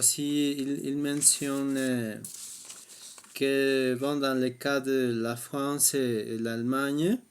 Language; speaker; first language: French; non-native, fluent; Spanish